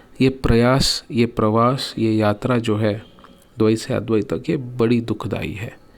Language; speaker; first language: Hindi; non-native, local second language; Marathi